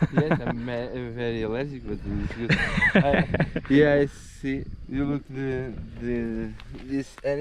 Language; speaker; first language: English; non-native, learner; Portuguese